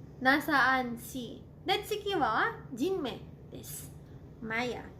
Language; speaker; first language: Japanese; non-native, fluent; Cebuano